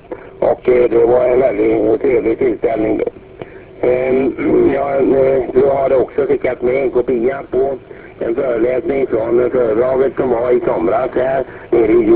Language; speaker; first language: Swedish; native; Swedish